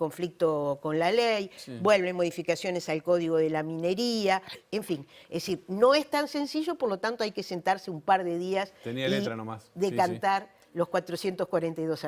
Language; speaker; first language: Spanish; native; Spanish